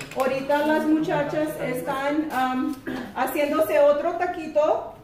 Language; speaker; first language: Spanish; early bilingual, heritage; Spanish